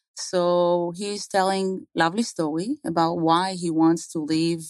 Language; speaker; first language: English; non-native, fluent; Hebrew